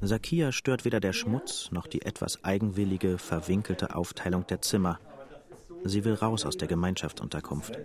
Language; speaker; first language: German; native; German